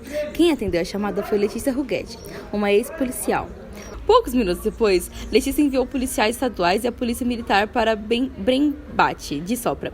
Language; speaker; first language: Portuguese; native; Portuguese